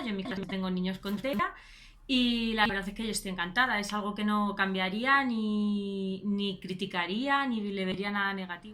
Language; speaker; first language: Spanish; native; Spanish